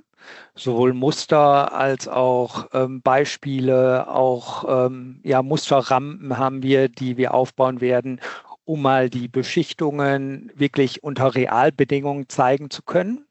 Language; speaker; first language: German; native; German